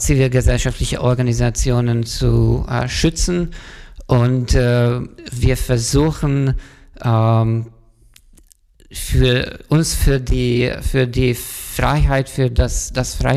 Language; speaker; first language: German; non-native, fluent; Hungarian